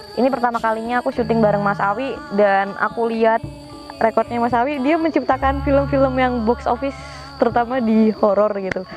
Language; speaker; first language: Indonesian; non-native, local second language; Javanese